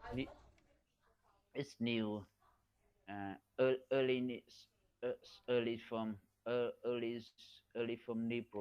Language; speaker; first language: English; non-native, learner; Vietnamese